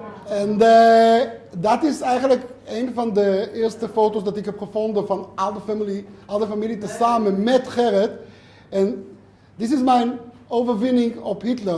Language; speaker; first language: Dutch; non-native, learner; Hebrew